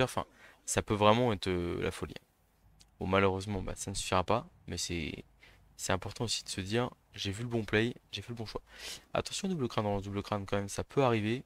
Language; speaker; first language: French; native; French